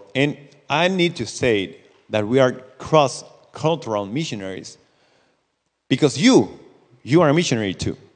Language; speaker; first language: English; non-native, fluent; Spanish